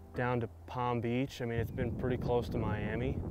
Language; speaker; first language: English; native; English